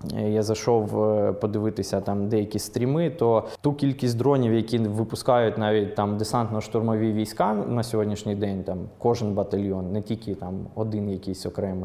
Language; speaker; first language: Ukrainian; non-native, local second language; Russian